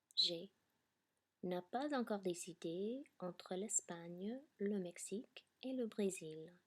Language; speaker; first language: French; non-native, fluent; English